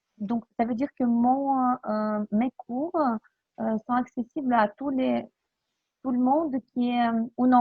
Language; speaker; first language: French; non-native, fluent; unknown